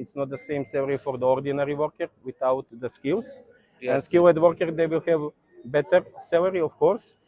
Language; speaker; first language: English; non-native, learner; Serbian